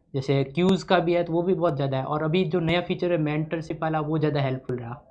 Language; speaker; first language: Hindi; native; Hindi